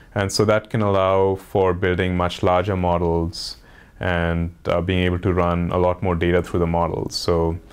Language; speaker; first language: English; non-native, local second language; Hindi